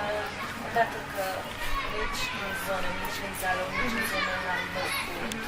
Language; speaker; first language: Romanian; non-native, local second language; Hungarian